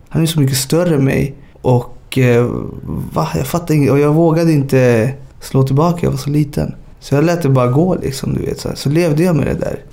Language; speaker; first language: Swedish; early bilingual, other home language; Spanish